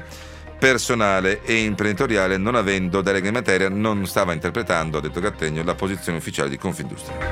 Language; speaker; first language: Italian; native; Italian